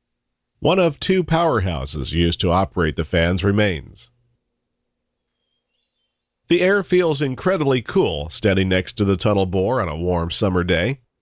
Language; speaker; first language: English; native; English